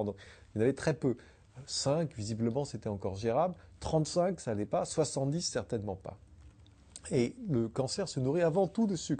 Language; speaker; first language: French; native; French